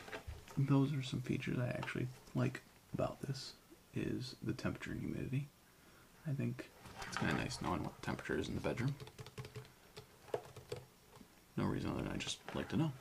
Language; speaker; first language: English; native; English